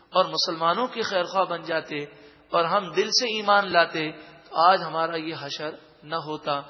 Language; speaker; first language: Urdu; native; Urdu